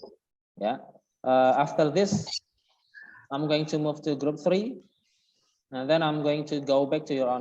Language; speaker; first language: English; non-native, fluent; Indonesian